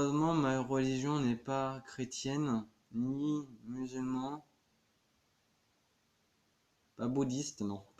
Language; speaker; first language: French; native; French